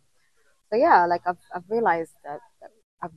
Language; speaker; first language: English; non-native, fluent; Somali